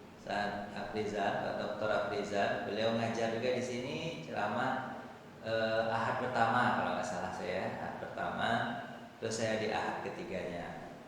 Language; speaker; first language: Indonesian; non-native, local second language; Minangkabau